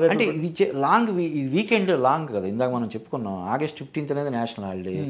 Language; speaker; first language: Telugu; native; Telugu